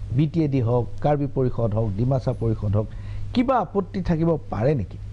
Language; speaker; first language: Assamese; native; Assamese